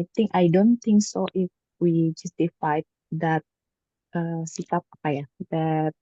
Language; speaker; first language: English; non-native, learner; Indonesian